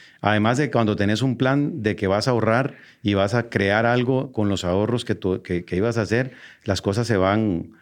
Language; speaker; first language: Spanish; native; Spanish